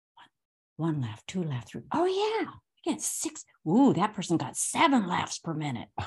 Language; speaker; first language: English; native; English